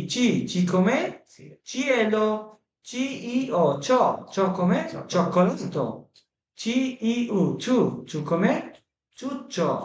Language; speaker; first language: Italian; non-native, fluent; Bangla